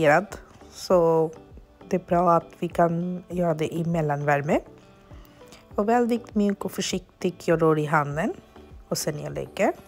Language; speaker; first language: Swedish; non-native, learner; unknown